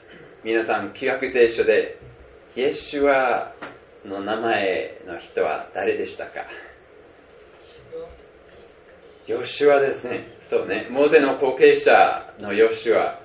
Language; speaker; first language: Japanese; non-native, fluent; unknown